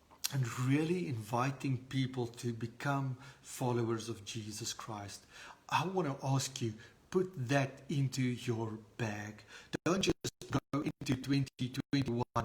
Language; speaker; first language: English; non-native, local second language; Afrikaans